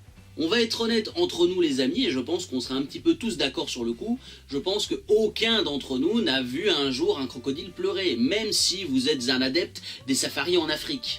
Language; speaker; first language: French; native; French